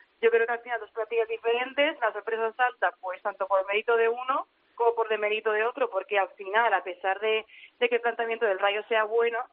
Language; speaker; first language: Spanish; native; Spanish